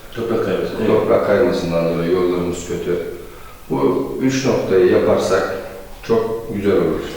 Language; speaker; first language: Turkish; native; Turkish